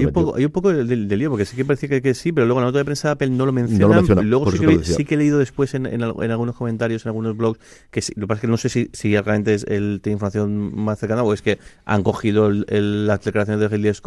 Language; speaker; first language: Spanish; native; Spanish